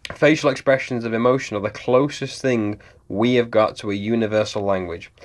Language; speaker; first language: English; native; English